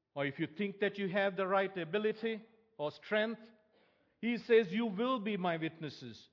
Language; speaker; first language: English; non-native, local second language; Tamil